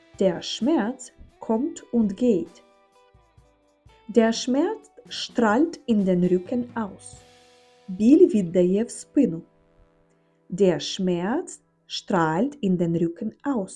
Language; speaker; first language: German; non-native, fluent; Ukrainian